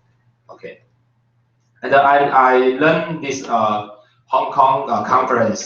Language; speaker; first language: English; non-native, learner; Chinese